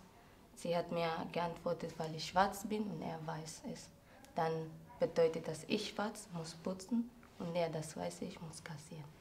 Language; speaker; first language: German; non-native, learner; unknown